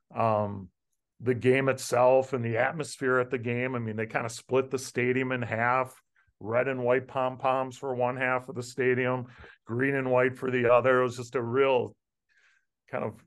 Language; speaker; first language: English; native; English